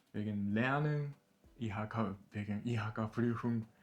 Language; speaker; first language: German; non-native, learner; Japanese